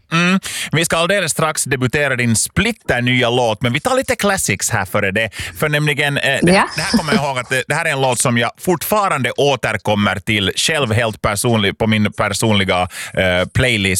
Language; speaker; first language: Swedish; native; Swedish